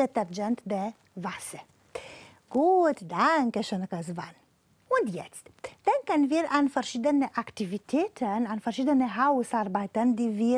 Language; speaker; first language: German; non-native, fluent; Romanian